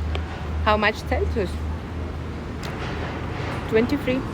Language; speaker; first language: English; non-native, learner; Russian